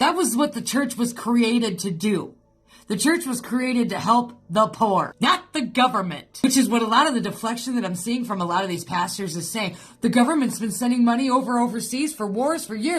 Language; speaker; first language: English; native; English